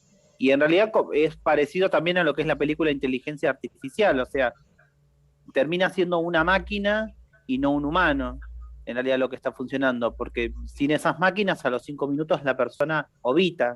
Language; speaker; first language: Spanish; native; Spanish